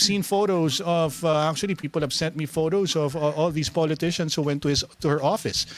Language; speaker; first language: English; non-native, local second language; Filipino